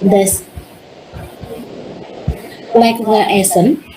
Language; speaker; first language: German; non-native, learner; Indonesian